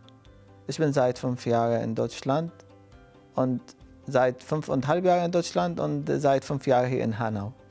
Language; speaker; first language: German; non-native, fluent; Arabic